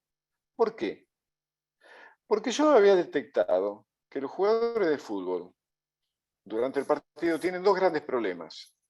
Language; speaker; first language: Spanish; native; Spanish